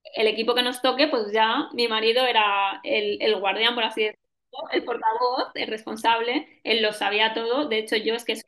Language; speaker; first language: Spanish; native; Spanish